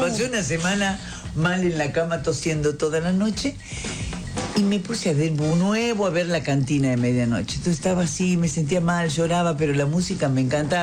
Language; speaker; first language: Spanish; native; Spanish